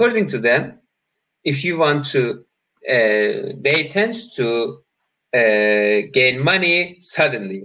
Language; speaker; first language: English; non-native, learner; Turkish